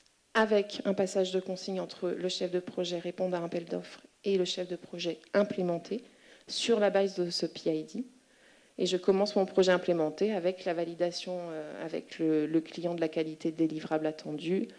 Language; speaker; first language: French; native; French